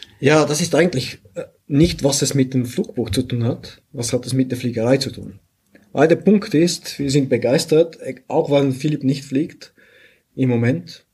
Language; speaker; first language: German; non-native, fluent; Bulgarian